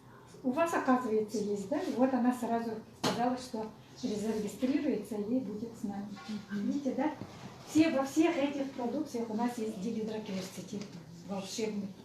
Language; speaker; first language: Russian; native; Russian